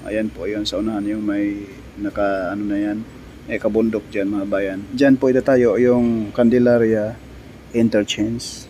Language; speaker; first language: Filipino; native; Filipino